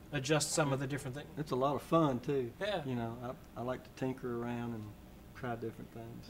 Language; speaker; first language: English; native; English